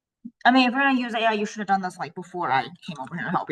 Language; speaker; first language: English; native; English